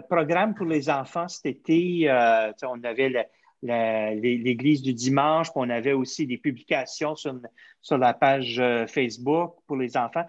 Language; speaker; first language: French; native; French